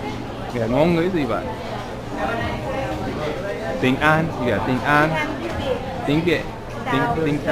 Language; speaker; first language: Vietnamese; non-native, learner; English